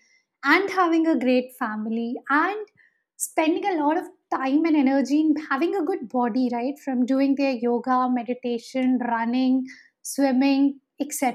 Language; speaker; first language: English; non-native, local second language; Hindi